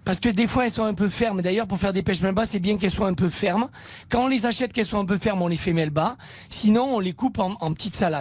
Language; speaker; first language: French; native; French